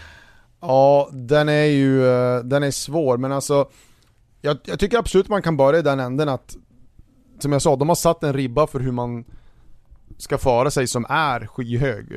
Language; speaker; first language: Swedish; native; Swedish